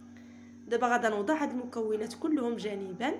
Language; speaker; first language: Arabic; native; Arabic